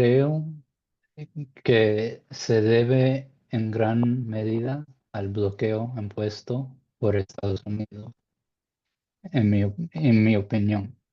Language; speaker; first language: Spanish; non-native, learner; English